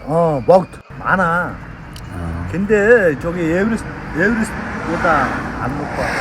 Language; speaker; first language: Korean; non-native, learner; Mongolian